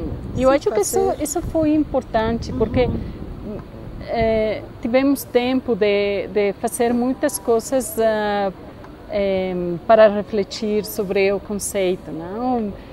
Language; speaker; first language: Portuguese; non-native, fluent; Spanish